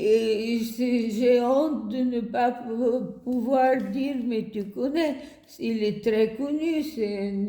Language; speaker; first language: French; non-native, fluent; Bulgarian